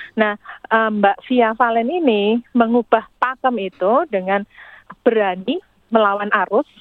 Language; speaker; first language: Indonesian; native; Indonesian